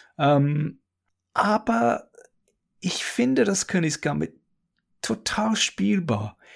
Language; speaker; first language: German; non-native, fluent; English